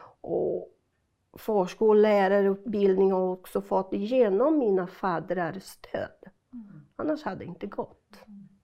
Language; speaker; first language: Swedish; non-native, fluent; Portuguese